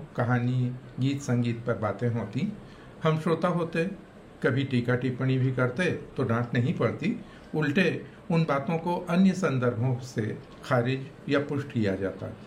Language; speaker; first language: Hindi; native; Hindi